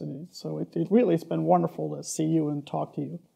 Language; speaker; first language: English; native; English